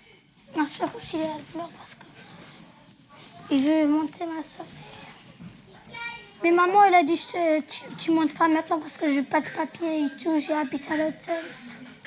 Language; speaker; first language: French; non-native, learner; Arabic